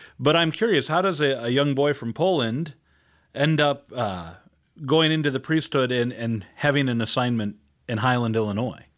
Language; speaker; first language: English; native; English